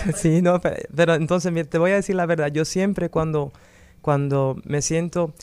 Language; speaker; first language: Spanish; early bilingual, other home language; Dutch